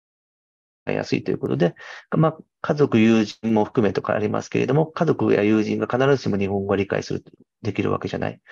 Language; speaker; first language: Japanese; native; Japanese